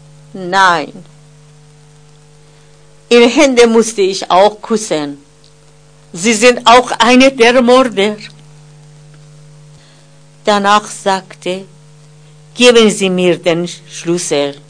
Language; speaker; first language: German; non-native, fluent; Persian